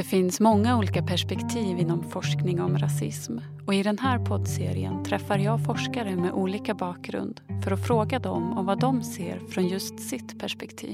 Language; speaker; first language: Swedish; native; Swedish